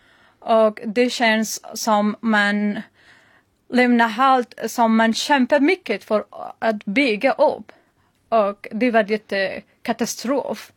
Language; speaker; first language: Swedish; non-native, learner; Persian